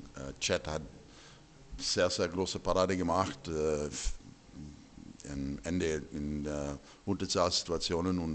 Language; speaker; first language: German; non-native, learner; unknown